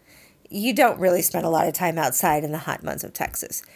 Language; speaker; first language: English; native; English